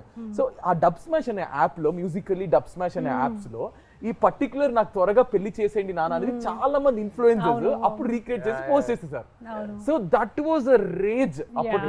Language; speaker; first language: Telugu; native; Telugu